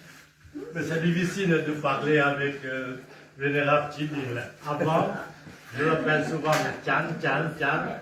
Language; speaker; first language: French; non-native, fluent; Vietnamese